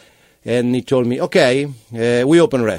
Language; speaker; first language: English; non-native, learner; Italian